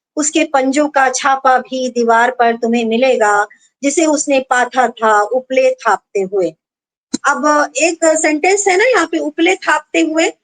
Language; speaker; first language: Hindi; non-native, local second language; Bangla